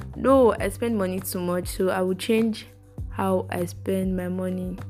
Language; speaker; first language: English; non-native, local second language; Yoruba